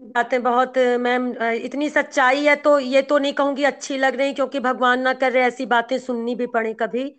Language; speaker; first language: Hindi; native; Hindi